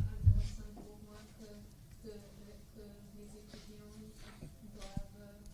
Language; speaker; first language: French; non-native, fluent; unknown